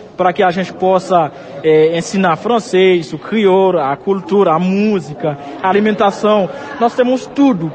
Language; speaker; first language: Portuguese; non-native, local second language; Haitian Creole